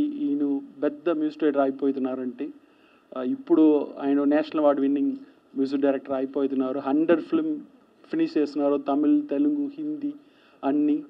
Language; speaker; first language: Telugu; non-native, learner; Tamil